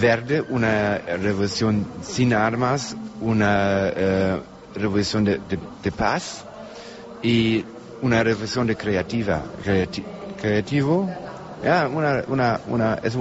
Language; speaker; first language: Spanish; non-native, learner; German